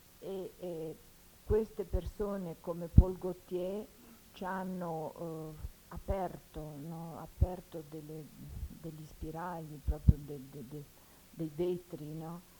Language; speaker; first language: Italian; native; Italian